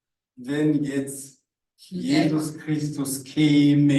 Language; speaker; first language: German; non-native, fluent; Rundi